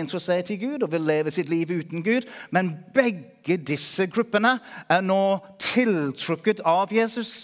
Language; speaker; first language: Norwegian; non-native, fluent; English